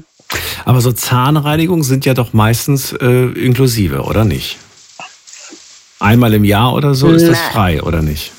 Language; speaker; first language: German; native; German